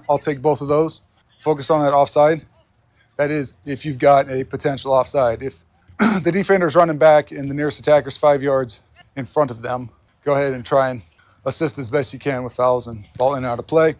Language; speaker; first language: English; native; English